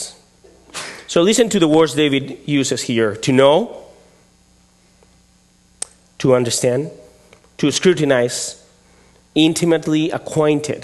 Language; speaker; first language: English; non-native, fluent; Spanish